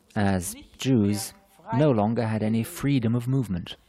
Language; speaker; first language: English; non-native, fluent; German